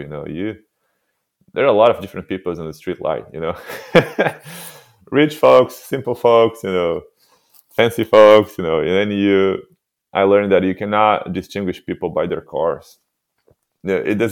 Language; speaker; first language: English; non-native, fluent; Portuguese